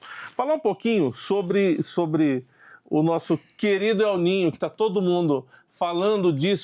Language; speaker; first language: Portuguese; native; Portuguese